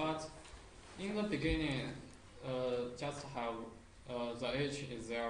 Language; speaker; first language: English; non-native, learner; Chinese